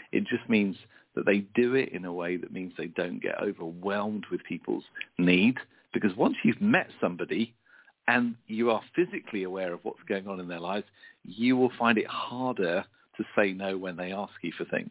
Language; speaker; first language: English; native; English